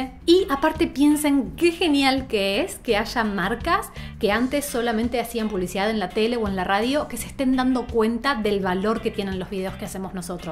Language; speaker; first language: Spanish; native; Spanish